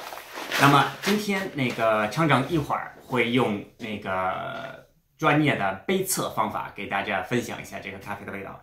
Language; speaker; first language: Chinese; non-native, fluent; English